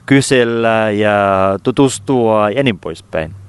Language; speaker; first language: Finnish; non-native, fluent; Russian